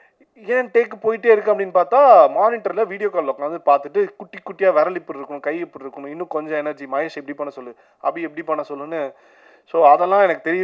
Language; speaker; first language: Tamil; native; Tamil